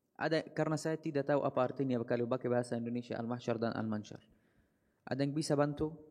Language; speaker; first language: Malay; non-native, fluent; Arabic